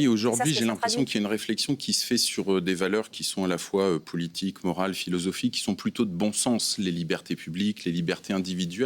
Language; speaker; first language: French; native; French